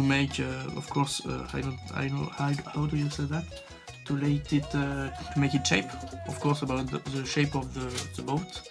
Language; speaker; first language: English; non-native, learner; French